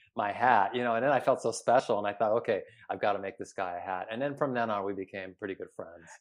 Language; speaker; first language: English; early bilingual, other home language; Spanish